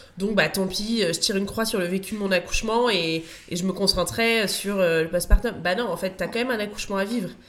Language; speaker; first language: French; native; French